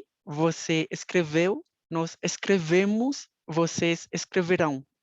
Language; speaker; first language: Portuguese; non-native, learner; Spanish